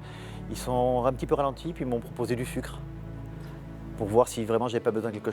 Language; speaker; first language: French; native; French